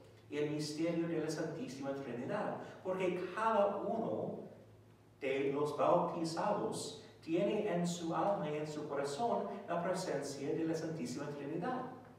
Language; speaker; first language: Spanish; non-native, fluent; English